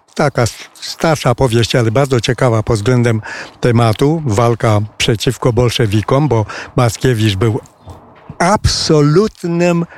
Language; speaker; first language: Polish; non-native, fluent; Romanian